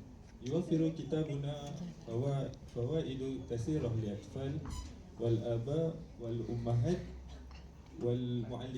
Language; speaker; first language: Arabic; non-native, learner; Malay